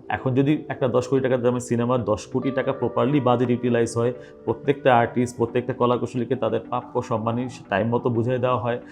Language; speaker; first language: Bangla; native; Bangla